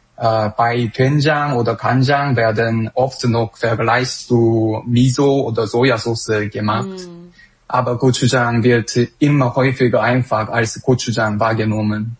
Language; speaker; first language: German; non-native, fluent; Korean